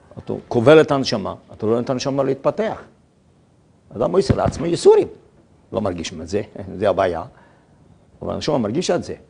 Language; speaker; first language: Hebrew; non-native, fluent; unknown